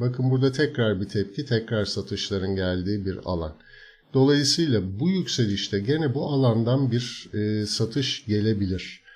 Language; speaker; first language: Turkish; native; Turkish